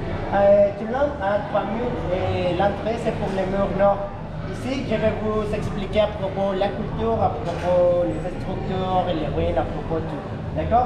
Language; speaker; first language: French; non-native, learner; Spanish